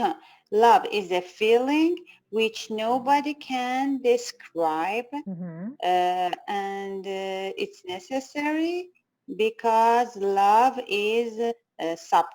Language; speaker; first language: English; non-native, learner; Persian